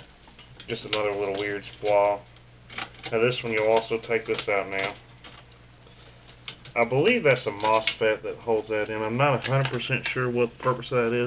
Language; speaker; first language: English; native; English